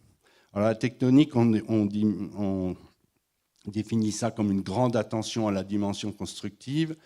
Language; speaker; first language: French; native; French